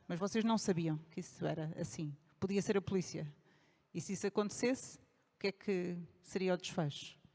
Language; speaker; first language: Portuguese; native; Portuguese